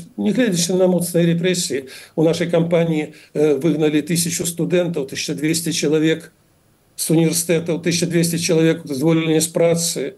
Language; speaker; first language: Belarusian; native; Belarusian